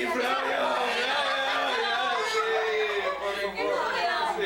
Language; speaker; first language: Spanish; non-native, learner; English